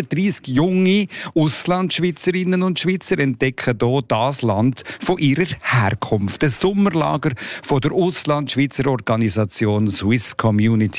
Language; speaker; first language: German; native; German